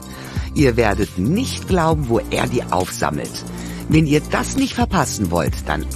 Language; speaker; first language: German; native; German